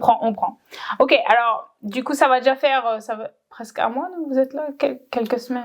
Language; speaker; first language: French; native; French